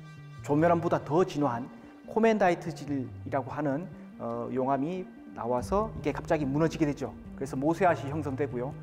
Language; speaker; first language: Korean; native; Korean